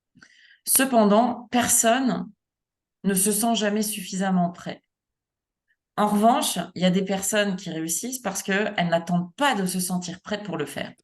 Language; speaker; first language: French; native; French